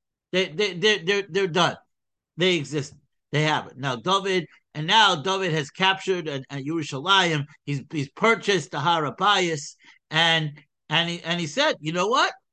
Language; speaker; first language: English; native; English